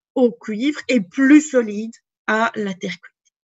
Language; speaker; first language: French; native; French